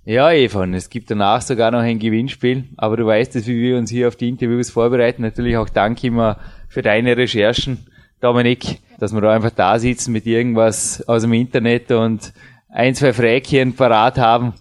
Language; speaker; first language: German; native; German